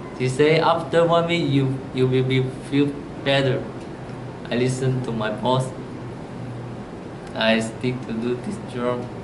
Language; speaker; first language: English; non-native, learner; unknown